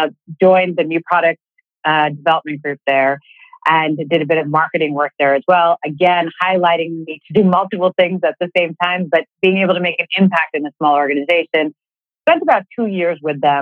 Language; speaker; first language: English; native; English